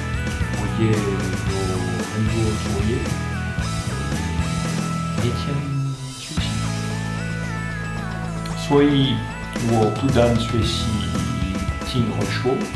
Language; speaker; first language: Chinese; non-native, fluent; French